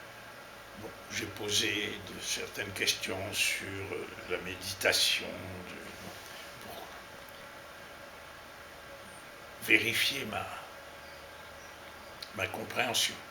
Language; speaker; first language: French; native; French